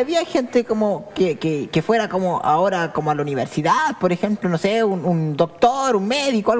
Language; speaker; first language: Spanish; native; Spanish